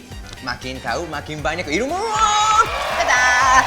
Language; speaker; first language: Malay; non-native, learner; Japanese